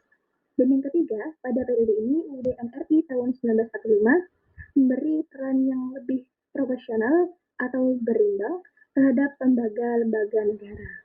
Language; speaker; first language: Indonesian; native; Indonesian